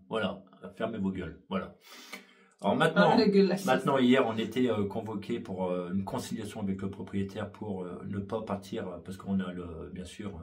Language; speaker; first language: French; native; French